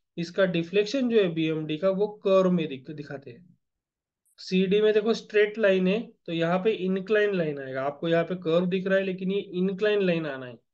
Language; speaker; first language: Hindi; non-native, local second language; Marathi